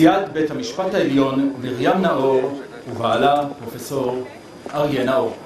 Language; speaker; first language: Hebrew; native; Hebrew